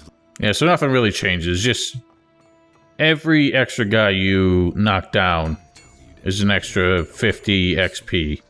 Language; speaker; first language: English; native; English